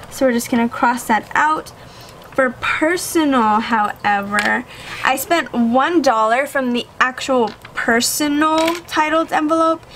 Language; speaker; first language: English; native; English